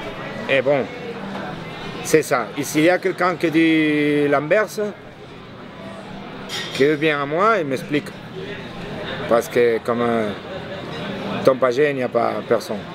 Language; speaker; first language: French; non-native, learner; Spanish